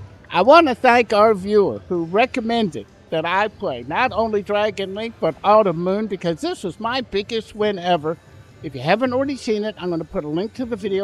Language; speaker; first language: English; native; English